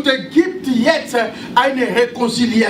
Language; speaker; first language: German; non-native, learner; French